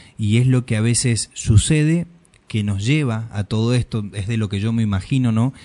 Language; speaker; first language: Spanish; native; Spanish